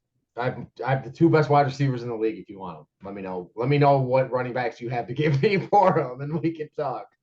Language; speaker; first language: English; native; English